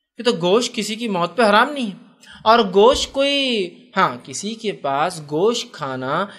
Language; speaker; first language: Urdu; non-native, local second language; Bangla